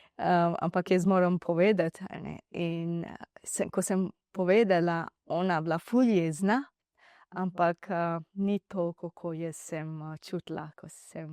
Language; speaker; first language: Slovenian; non-native, learner; Divehi